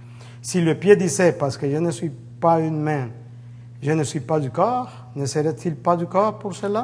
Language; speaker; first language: French; native; French